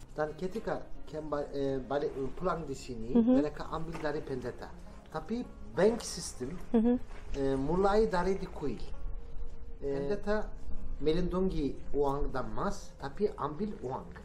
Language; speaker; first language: Indonesian; non-native, learner; Turkish